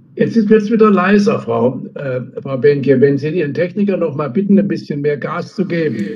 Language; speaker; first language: German; native; German